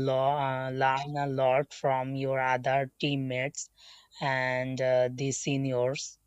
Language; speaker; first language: English; non-native, learner; Bangla